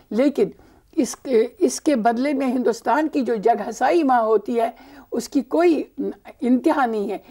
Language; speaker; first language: Urdu; non-native, local second language; Kashmiri